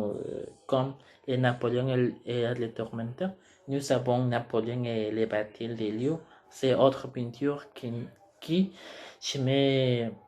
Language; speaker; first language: French; non-native, learner; Spanish